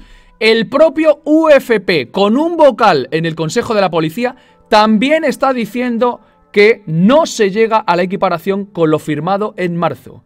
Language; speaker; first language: Spanish; native; Spanish